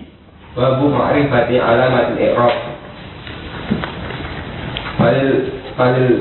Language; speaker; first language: Arabic; non-native, learner; Indonesian